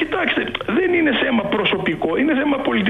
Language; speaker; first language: Greek; native; Greek